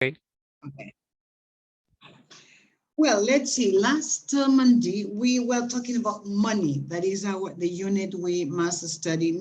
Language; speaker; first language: English; non-native, fluent; Spanish